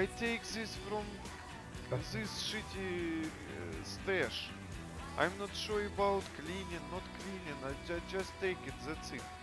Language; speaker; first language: English; non-native, learner; Russian